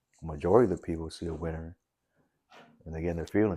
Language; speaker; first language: English; native; English